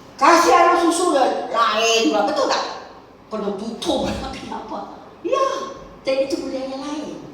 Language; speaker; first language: Malay; non-native, local second language; Chinese